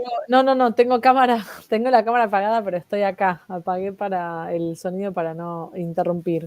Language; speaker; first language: Spanish; native; Spanish